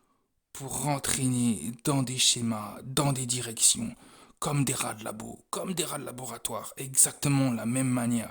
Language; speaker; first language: French; native; French